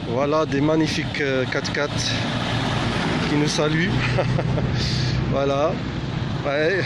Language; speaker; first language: French; non-native, local second language; Arabic